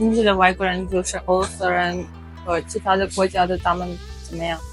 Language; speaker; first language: Chinese; non-native, fluent; Russian